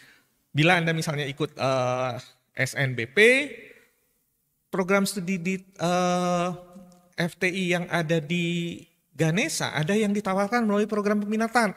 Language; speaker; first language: Indonesian; native; Indonesian